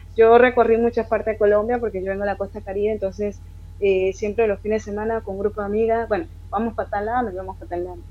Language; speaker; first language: Spanish; native; Spanish